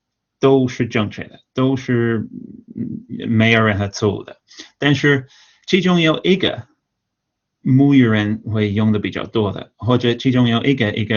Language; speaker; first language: Chinese; non-native, fluent; English